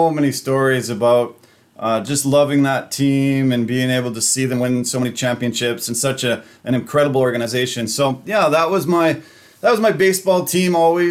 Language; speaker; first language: English; native; English